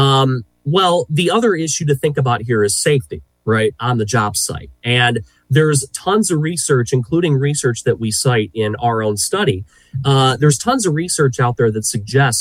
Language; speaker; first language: English; native; English